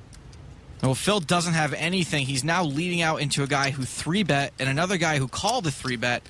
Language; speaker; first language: English; native; English